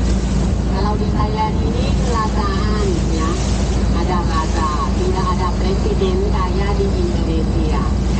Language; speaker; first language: Indonesian; non-native, fluent; Thai